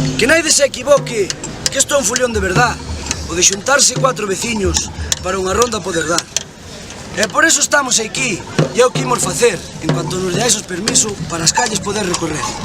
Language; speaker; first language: Galician; native; Galician